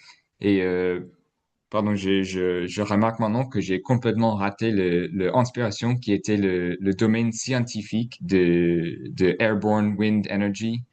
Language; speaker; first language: French; non-native, fluent; English